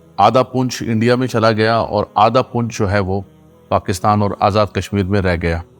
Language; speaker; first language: Urdu; non-native, local second language; Gujari